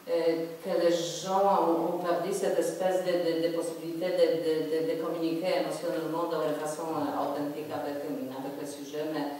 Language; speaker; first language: French; non-native, fluent; Polish